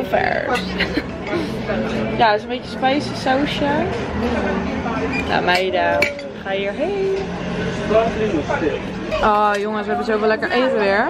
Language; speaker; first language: Dutch; native; Dutch